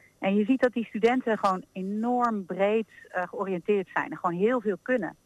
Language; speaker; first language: Dutch; early bilingual, other home language; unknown